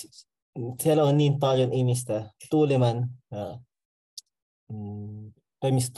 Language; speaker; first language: Finnish; non-native, learner; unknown